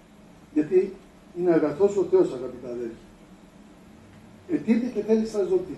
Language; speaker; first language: Greek; native; Greek